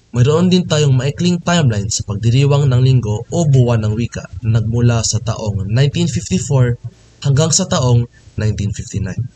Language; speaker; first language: Filipino; non-native, local second language; Cebuano